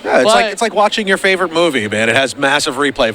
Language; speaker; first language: English; native; English